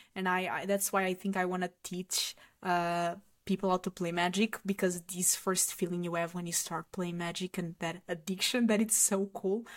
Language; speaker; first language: English; non-native, fluent; Portuguese